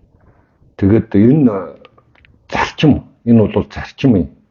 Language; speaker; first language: Mongolian; native; Mongolian